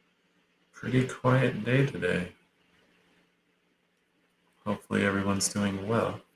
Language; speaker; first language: English; native; English